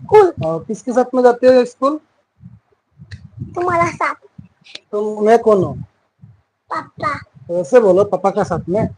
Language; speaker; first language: Hindi; non-native, local second language; Bangla